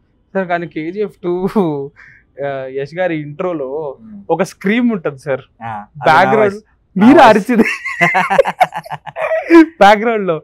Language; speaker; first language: Telugu; native; Telugu